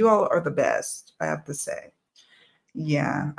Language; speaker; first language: English; native; English